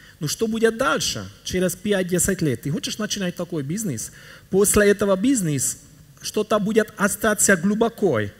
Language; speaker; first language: Russian; non-native, learner; Hungarian